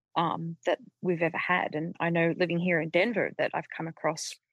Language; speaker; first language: English; native; English